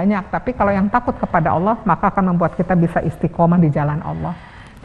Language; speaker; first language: Indonesian; native; Indonesian